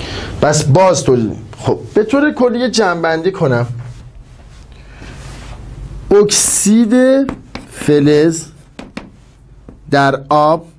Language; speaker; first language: Persian; native; Persian